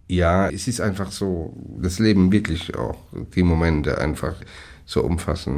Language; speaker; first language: German; native; German